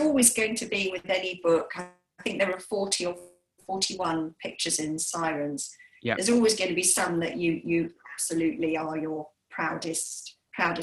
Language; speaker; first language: English; native; English